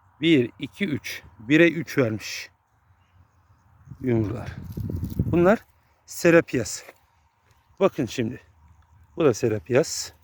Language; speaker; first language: Turkish; native; Turkish